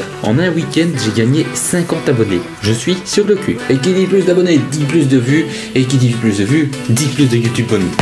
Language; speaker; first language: French; native; French